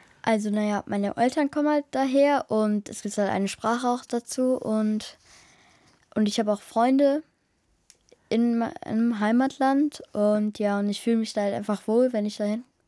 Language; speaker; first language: German; early bilingual, other home language; Kurdish